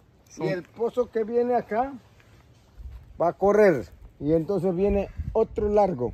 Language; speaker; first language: Spanish; non-native, local second language; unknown